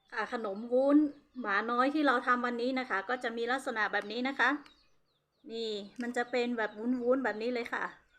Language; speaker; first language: Thai; non-native, local second language; Hmong